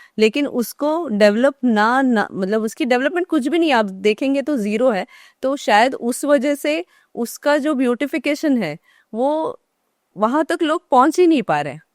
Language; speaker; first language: Hindi; non-native, local second language; Marathi